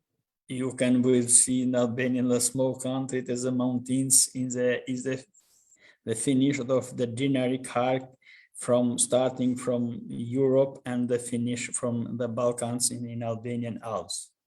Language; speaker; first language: English; non-native, learner; Albanian